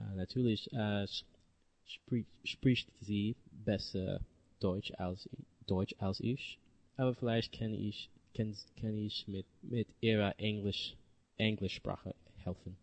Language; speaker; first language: German; non-native, learner; English